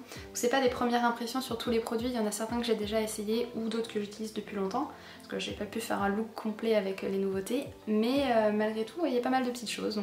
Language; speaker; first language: French; native; French